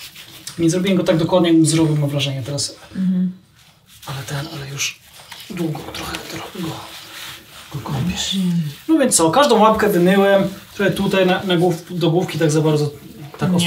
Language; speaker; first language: Polish; native; Polish